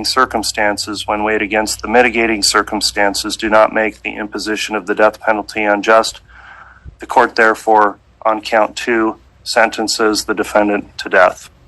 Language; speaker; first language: English; native; English